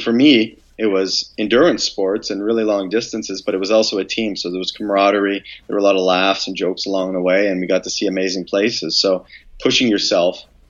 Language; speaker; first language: English; native; English